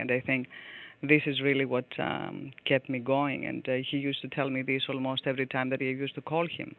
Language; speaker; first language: English; non-native, fluent; Greek